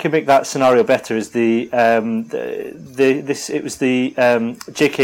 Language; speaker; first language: English; native; English